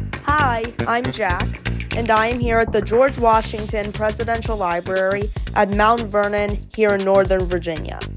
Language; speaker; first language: English; native; English